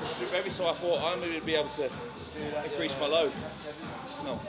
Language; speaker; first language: English; native; English